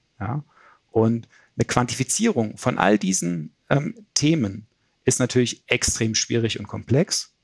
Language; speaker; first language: German; native; German